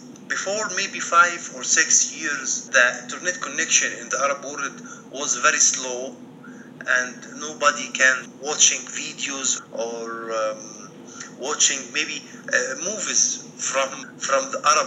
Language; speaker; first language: English; non-native, learner; Arabic